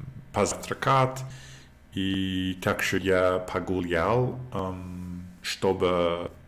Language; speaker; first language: Russian; non-native, learner; English